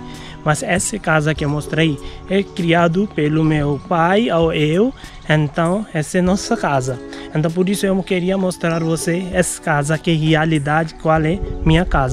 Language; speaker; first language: Portuguese; non-native, learner; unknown